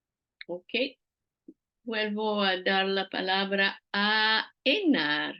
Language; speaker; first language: Spanish; non-native, fluent; French